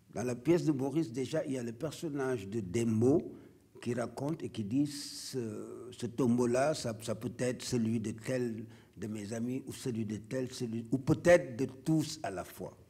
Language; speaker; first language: French; non-native, local second language; Wolof